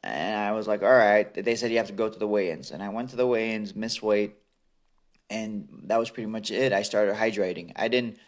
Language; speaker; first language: English; early bilingual, other home language; Assyrian Neo-Aramaic